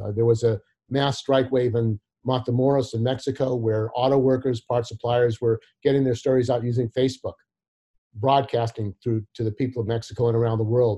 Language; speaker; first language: English; native; English